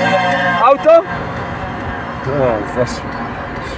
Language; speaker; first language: German; non-native, learner; Polish